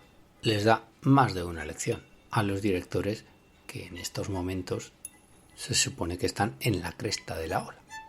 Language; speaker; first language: Spanish; native; Spanish